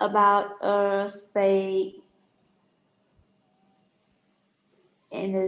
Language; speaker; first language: English; non-native, learner; Vietnamese